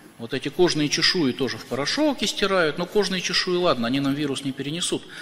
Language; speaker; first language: Russian; native; Russian